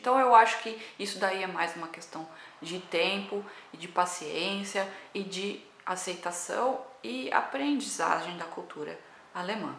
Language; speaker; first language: Portuguese; native; Portuguese